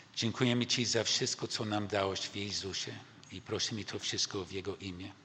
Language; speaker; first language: Polish; non-native, learner; English